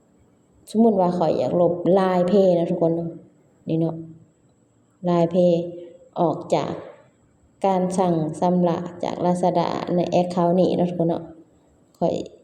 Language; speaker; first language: Thai; non-native, local second language; Lao